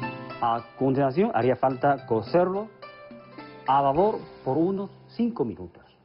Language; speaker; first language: Spanish; non-native, fluent; Chinese